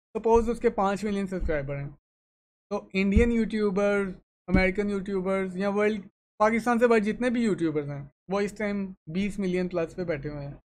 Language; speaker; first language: Urdu; native; Urdu